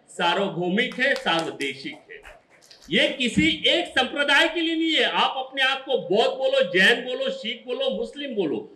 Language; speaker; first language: Hindi; non-native, local second language; Marathi